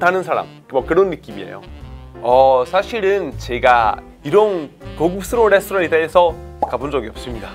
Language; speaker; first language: Korean; non-native, fluent; Italian